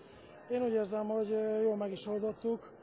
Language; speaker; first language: Hungarian; native; Hungarian